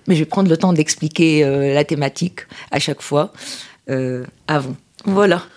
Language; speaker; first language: French; non-native, local second language; Arabic